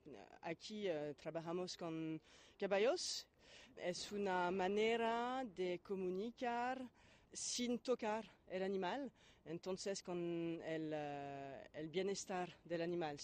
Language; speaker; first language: Spanish; non-native, fluent; French